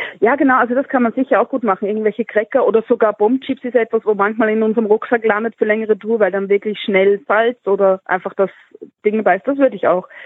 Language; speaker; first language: German; native; German